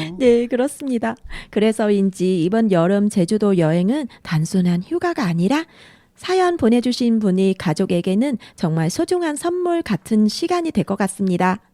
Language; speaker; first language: Korean; non-native, fluent; Vietnamese